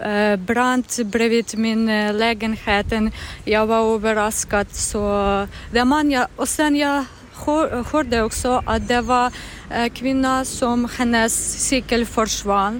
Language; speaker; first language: Swedish; non-native, learner; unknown